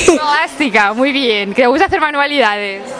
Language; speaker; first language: Spanish; native; Spanish